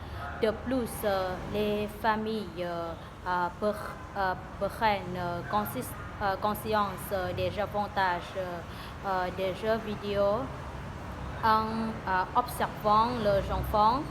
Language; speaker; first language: French; non-native, learner; Vietnamese